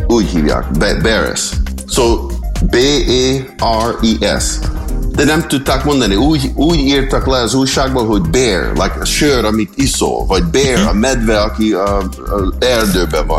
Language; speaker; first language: Hungarian; early bilingual, heritage; English